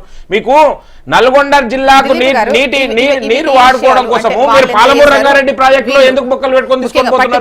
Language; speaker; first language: Telugu; native; Telugu